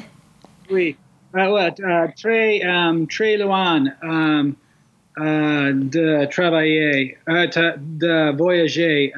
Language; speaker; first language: French; non-native, learner; English